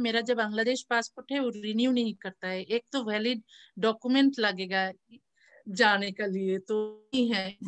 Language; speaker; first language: Hindi; non-native, learner; Bangla